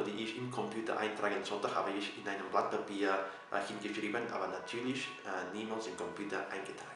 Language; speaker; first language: German; non-native, fluent; Catalan